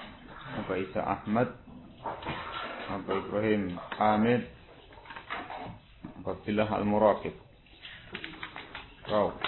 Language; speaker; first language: Arabic; non-native, fluent; Indonesian